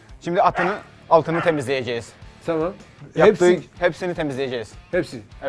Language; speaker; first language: Turkish; native; Turkish